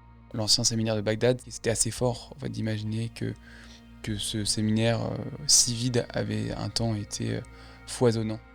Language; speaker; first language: French; native; French